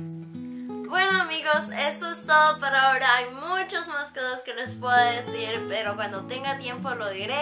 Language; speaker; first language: Spanish; early bilingual, heritage; Spanish